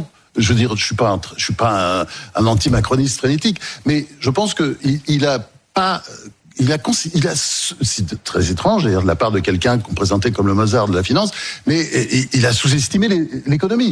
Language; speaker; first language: French; native; French